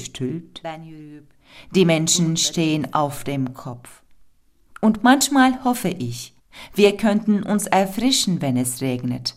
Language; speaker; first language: German; non-native, fluent; Turkish